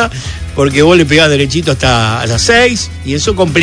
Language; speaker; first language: Spanish; native; Spanish